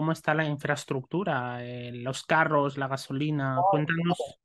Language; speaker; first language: Spanish; native; Spanish